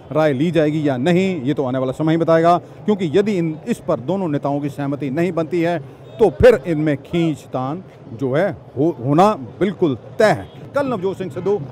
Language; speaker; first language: Hindi; non-native, local second language; Punjabi